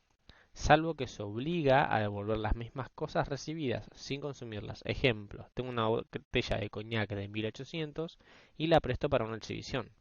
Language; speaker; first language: Spanish; native; Spanish